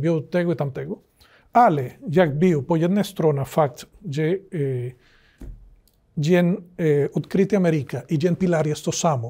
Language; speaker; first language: Polish; non-native, learner; Spanish